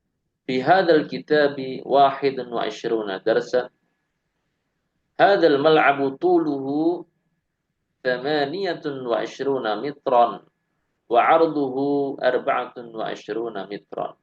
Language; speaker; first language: Arabic; non-native, fluent; Indonesian